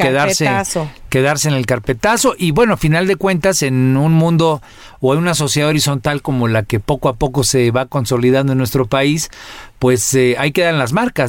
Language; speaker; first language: Spanish; native; Spanish